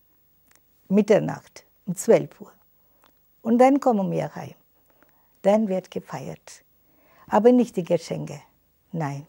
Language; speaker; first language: German; non-native, fluent; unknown